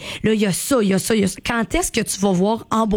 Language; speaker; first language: French; native; French